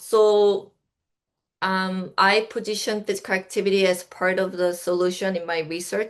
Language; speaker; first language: English; non-native, fluent; Korean